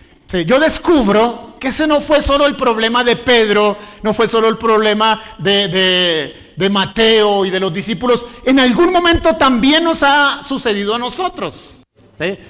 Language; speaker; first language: Spanish; native; Spanish